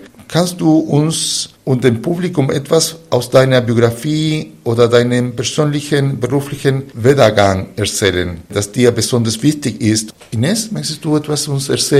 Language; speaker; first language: German; non-native, fluent; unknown